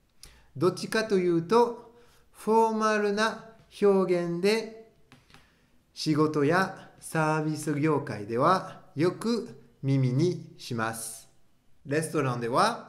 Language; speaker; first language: Japanese; non-native, fluent; French